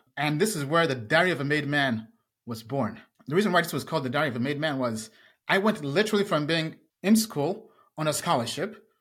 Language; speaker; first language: English; early bilingual, other home language; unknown